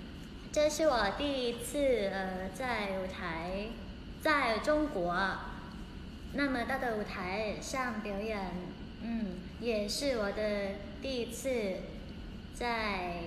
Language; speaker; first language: Chinese; non-native, learner; Thai